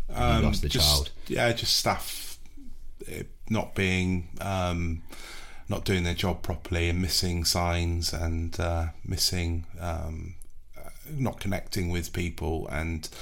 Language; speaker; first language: English; native; English